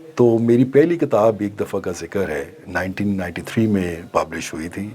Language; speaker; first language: Urdu; non-native, local second language; Punjabi